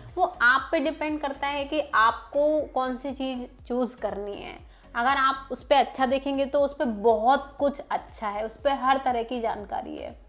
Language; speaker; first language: Hindi; native; Hindi